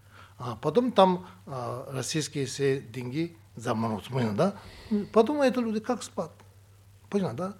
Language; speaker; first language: Russian; non-native, learner; Tibetan